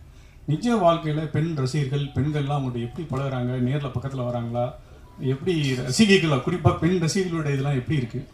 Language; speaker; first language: Tamil; native; Tamil